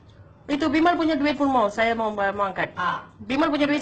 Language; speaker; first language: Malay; non-native, learner; Nepali